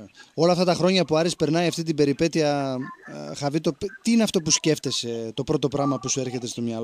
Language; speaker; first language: Greek; native; Greek